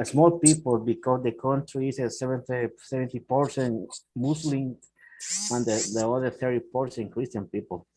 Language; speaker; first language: English; non-native, learner; Spanish